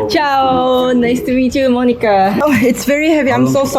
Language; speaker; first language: English; non-native, fluent; Korean